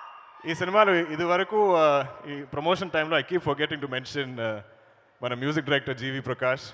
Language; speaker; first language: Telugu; non-native, learner; Malayalam